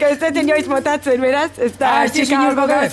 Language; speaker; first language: Basque; non-native, fluent; English